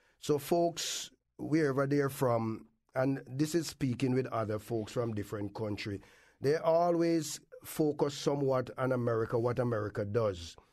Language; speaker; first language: English; native; English